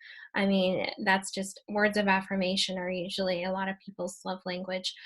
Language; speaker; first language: English; native; English